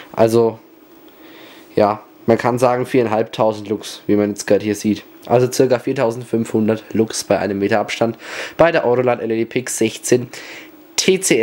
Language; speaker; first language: German; native; German